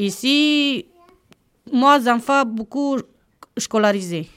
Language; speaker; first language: French; non-native, learner; Romanian